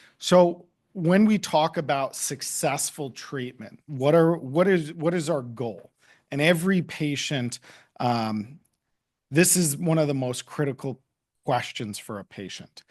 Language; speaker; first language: English; native; English